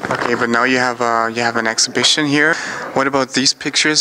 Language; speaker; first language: English; non-native, fluent; German